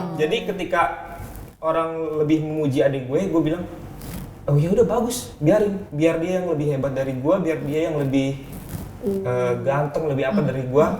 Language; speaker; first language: Indonesian; native; Indonesian